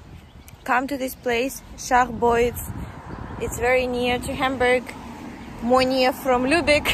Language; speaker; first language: English; non-native, fluent; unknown